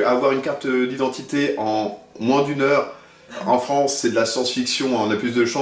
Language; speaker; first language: French; native; French